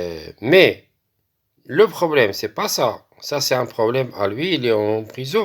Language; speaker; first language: French; non-native, local second language; Arabic